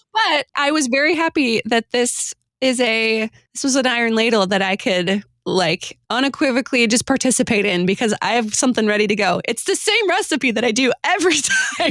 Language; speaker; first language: English; native; English